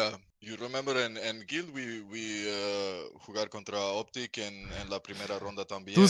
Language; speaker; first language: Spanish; non-native, learner; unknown